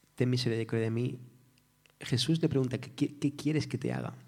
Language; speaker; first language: Spanish; native; Spanish